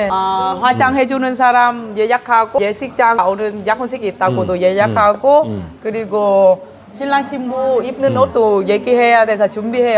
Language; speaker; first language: Korean; non-native, learner; Vietnamese